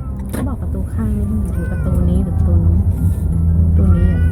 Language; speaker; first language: Thai; native; Thai